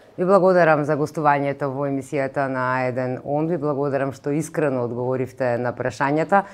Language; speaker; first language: Macedonian; native; Macedonian